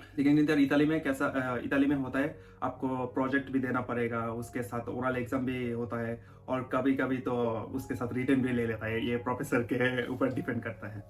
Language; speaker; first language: Hindi; non-native, fluent; Bangla